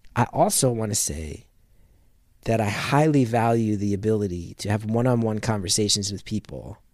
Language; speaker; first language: English; native; English